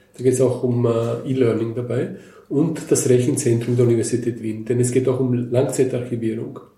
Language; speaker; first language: German; native; German